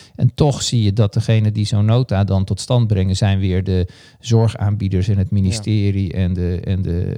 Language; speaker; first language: Dutch; native; Dutch